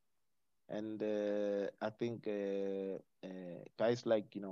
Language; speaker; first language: English; non-native, local second language; Northern Sotho